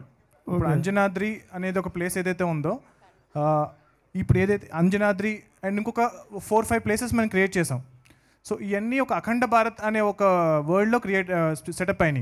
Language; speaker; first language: Telugu; native; Telugu